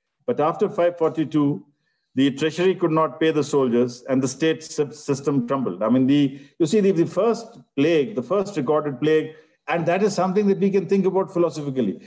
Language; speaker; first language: English; non-native, local second language; Punjabi